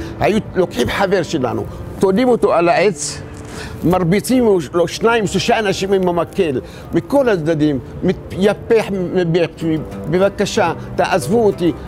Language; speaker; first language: Hebrew; non-native, fluent; Arabic